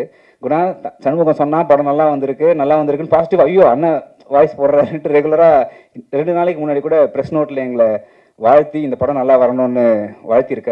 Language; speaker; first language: Tamil; native; Tamil